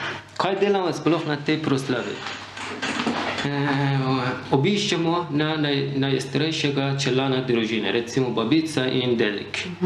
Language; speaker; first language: Slovenian; non-native, learner; Persian